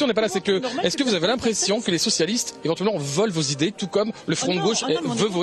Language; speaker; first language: French; native; French